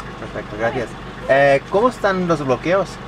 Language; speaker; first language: Spanish; non-native, learner; German